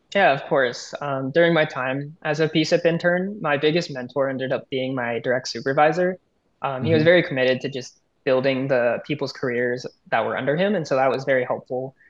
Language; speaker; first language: English; native; English